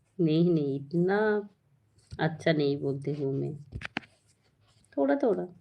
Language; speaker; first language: Hindi; non-native, learner; Bangla